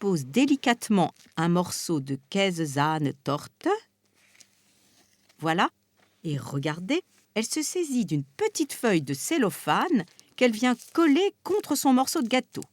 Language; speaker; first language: French; native; French